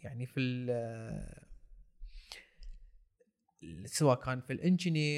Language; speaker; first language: Arabic; native; Arabic